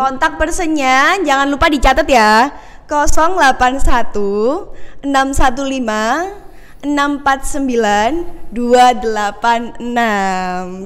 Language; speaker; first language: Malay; non-native, local second language; Javanese